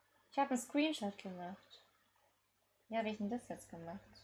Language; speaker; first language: German; native; German